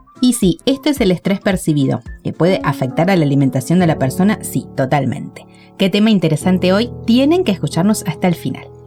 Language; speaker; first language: Spanish; native; Spanish